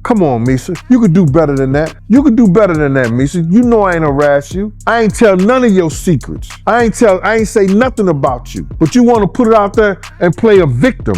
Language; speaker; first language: English; native; English